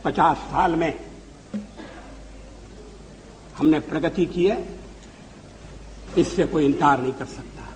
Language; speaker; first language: Hindi; native; Hindi